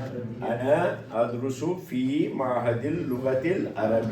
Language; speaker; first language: Arabic; non-native, fluent; Kashmiri